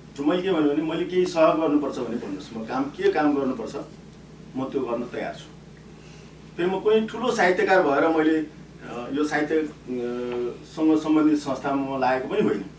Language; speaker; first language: Nepali; native; Nepali